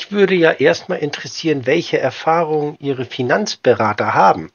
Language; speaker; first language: German; native; German